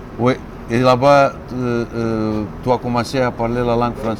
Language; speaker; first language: French; non-native, fluent; Romanian